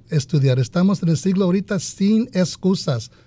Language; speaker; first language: Spanish; early bilingual, heritage; Spanish